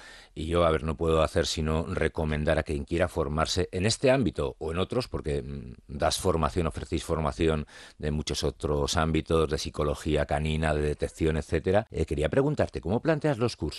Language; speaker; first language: Spanish; native; Spanish